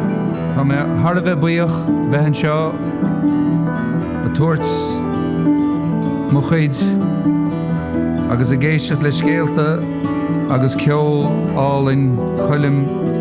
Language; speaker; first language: Irish; native; Irish